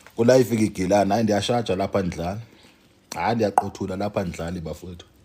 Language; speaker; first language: Zulu; non-native, local second language; Xhosa